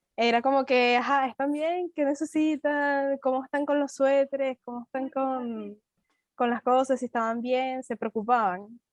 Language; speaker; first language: Spanish; native; Spanish